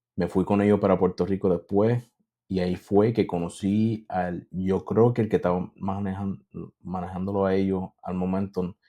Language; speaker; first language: Spanish; early bilingual, heritage; Spanish